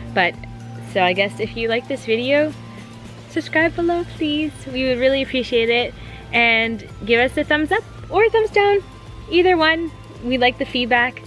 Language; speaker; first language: English; native; English